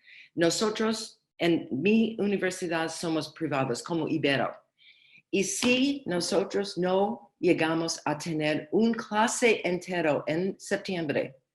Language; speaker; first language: Spanish; non-native, learner; English